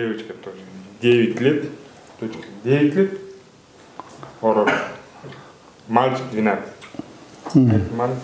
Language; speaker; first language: Russian; non-native, learner; Kyrgyz